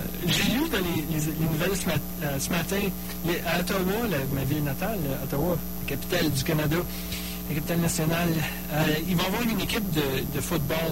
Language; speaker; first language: French; native; French